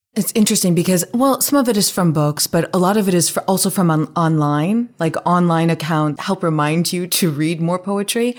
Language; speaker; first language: English; native; English